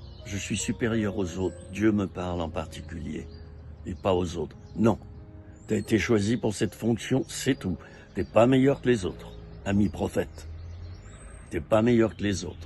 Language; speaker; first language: French; native; French